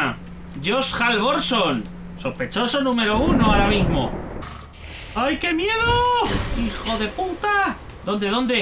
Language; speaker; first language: Spanish; native; Spanish